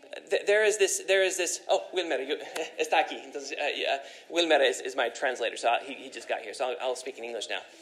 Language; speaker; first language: English; native; English